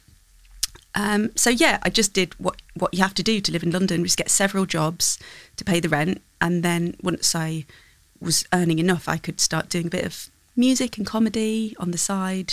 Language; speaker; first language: English; native; English